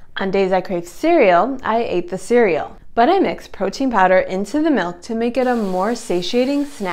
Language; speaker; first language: English; native; English